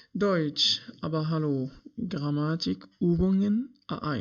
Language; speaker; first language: German; non-native, learner; English